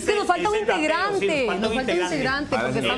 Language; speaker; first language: Spanish; native; Spanish